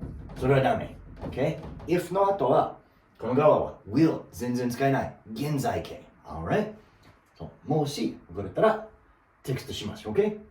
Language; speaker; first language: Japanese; non-native, learner; English